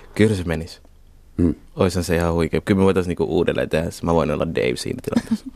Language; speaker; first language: Finnish; early bilingual, other home language; Somali